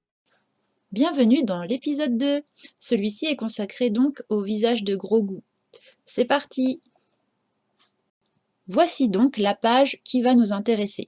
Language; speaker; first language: French; native; French